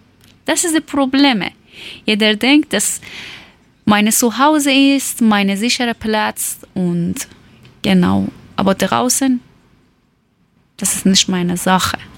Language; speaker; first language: German; non-native, learner; Persian